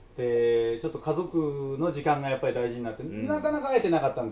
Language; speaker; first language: Japanese; native; Japanese